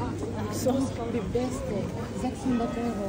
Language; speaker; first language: German; non-native, learner; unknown